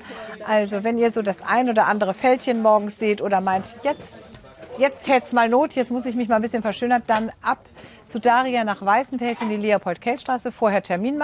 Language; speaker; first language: German; native; German